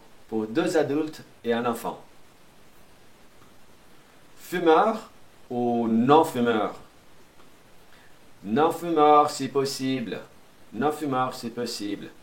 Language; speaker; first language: French; non-native, fluent; Portuguese